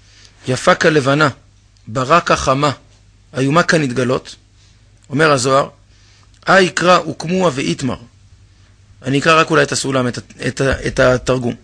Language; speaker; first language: Hebrew; native; Hebrew